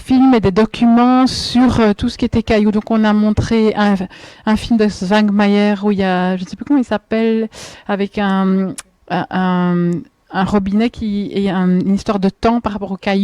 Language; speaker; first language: French; native; French